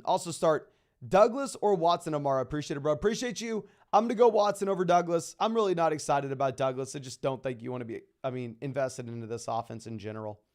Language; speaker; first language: English; native; English